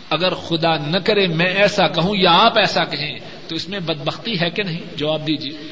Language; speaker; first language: Urdu; non-native, local second language; Punjabi